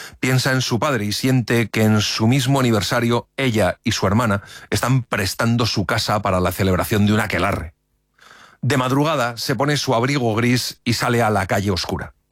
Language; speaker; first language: Spanish; native; Spanish